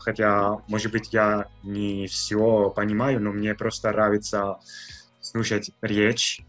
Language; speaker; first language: Russian; non-native, fluent; Italian